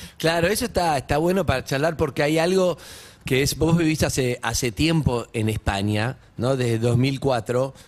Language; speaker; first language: Spanish; native; Spanish